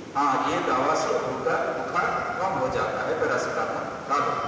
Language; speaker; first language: Hindi; non-native, local second language; Bangla